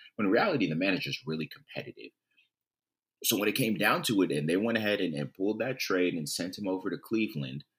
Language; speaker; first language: English; native; English